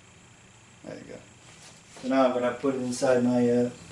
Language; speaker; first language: English; non-native, fluent; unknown